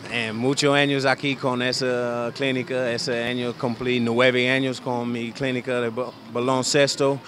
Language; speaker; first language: Spanish; non-native, learner; English